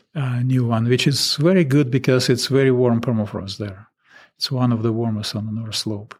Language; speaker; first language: English; non-native, fluent; Russian